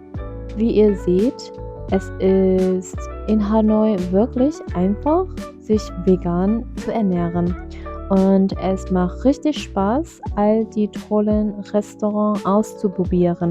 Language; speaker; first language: German; non-native, fluent; Vietnamese